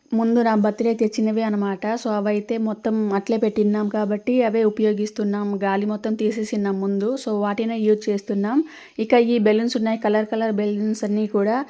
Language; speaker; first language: Telugu; native; Telugu